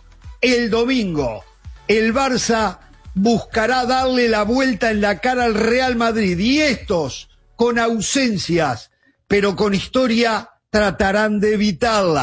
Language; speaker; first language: Spanish; native; Spanish